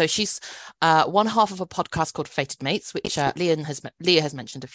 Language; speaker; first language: English; non-native, local second language; Cantonese